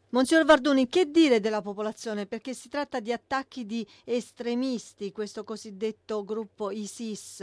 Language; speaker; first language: Italian; native; Italian